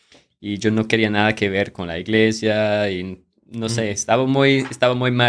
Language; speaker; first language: Spanish; non-native, fluent; English